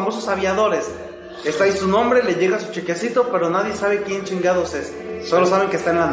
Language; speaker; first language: Spanish; native; Spanish